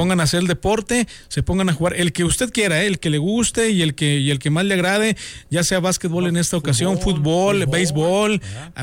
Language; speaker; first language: Spanish; native; Spanish